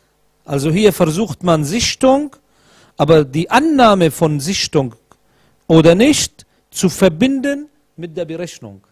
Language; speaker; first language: German; non-native, fluent; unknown